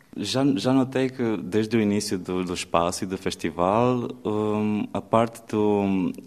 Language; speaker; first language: Portuguese; non-native, fluent; Romanian